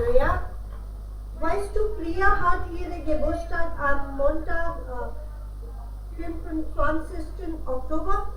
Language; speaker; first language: German; non-native, learner; Hindi